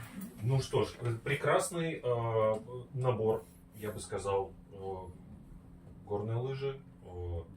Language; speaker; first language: Russian; native; Russian